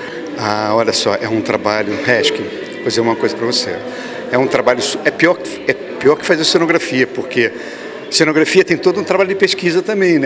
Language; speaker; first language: Portuguese; native; Portuguese